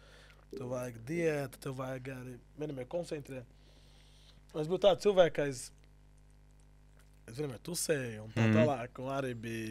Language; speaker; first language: Latvian; non-native, learner; Portuguese